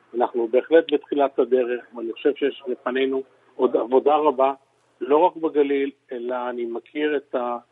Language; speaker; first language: Hebrew; native; Hebrew